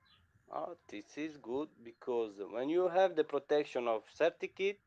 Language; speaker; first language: English; non-native, learner; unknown